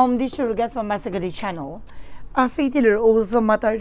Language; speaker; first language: English; non-native, local second language; Filipino